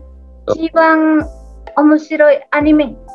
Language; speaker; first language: Japanese; non-native, learner; Indonesian